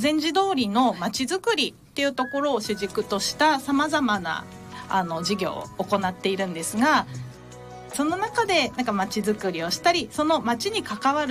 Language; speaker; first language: Japanese; native; Japanese